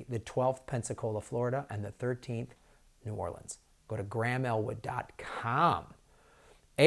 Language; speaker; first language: English; native; English